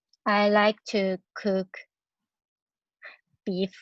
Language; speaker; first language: English; non-native, learner; Chinese